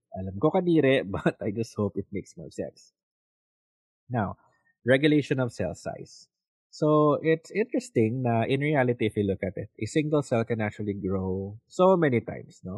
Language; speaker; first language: English; non-native, local second language; Filipino